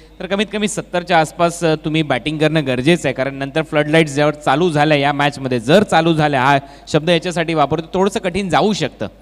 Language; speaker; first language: Marathi; native; Marathi